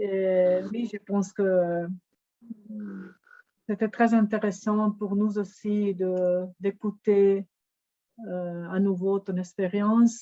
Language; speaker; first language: French; non-native, fluent; Italian